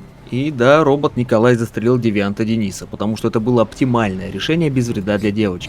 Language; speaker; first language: Russian; native; Russian